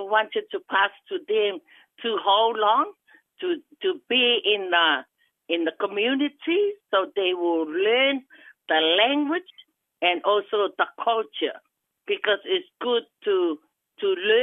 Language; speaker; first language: English; non-native, fluent; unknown